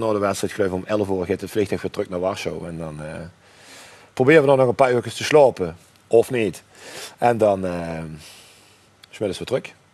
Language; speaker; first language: Dutch; native; Dutch